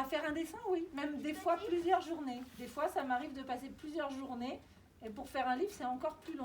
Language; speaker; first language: French; native; French